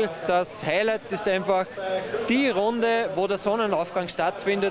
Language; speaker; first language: German; native; German